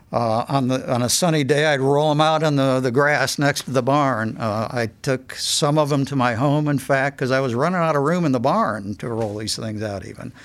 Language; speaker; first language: English; native; English